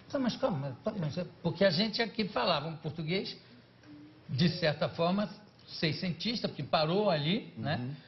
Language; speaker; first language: Portuguese; native; Portuguese